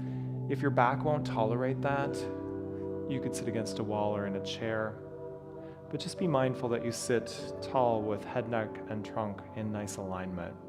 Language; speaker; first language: English; native; English